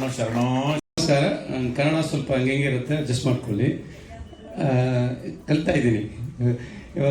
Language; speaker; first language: Kannada; non-native, learner; Tamil